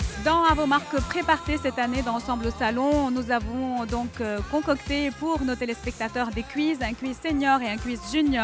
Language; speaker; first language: French; native; French